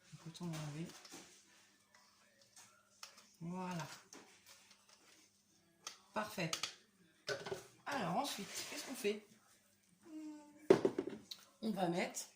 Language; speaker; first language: French; native; French